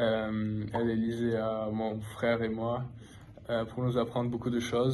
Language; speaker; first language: French; non-native, fluent; English